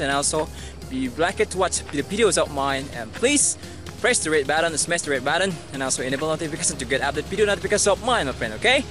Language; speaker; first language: English; non-native, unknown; Indonesian